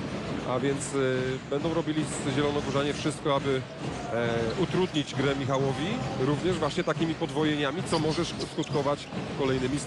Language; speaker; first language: Polish; native; Polish